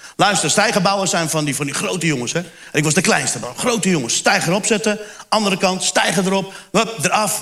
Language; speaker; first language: Dutch; early bilingual, other home language; Turkish